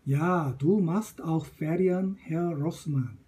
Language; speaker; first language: German; non-native, fluent; Korean